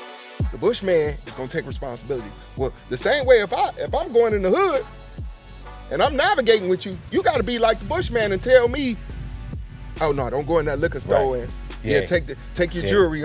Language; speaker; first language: English; native; English